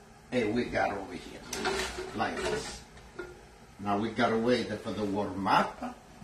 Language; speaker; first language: English; non-native, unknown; Italian